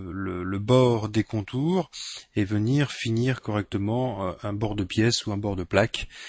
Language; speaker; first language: French; native; French